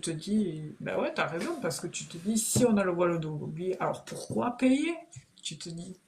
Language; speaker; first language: French; native; French